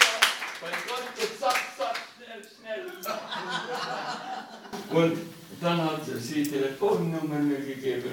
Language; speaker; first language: German; non-native, learner; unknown